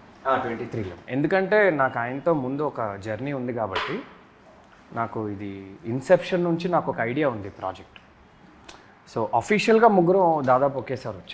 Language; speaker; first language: Telugu; native; Telugu